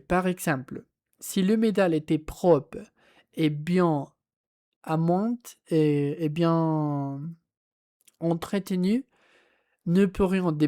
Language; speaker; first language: French; non-native, learner; Spanish